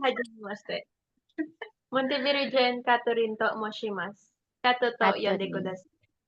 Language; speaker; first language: Japanese; non-native, learner; Filipino